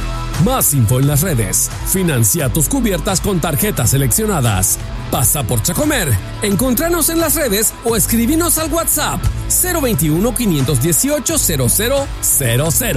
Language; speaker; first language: Spanish; native; Spanish